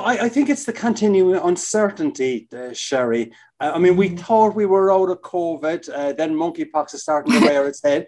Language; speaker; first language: English; native; English